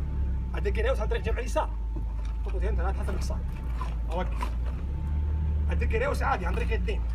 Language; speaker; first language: Arabic; native; Arabic